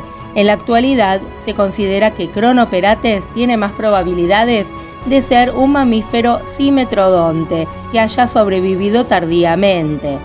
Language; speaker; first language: Spanish; native; Spanish